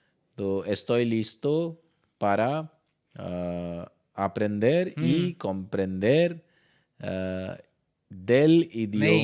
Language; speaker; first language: Spanish; non-native, learner; Hindi